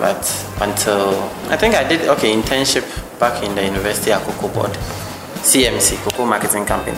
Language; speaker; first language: English; non-native, local second language; Akan